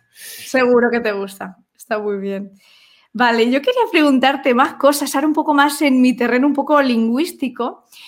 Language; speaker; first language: Spanish; native; Spanish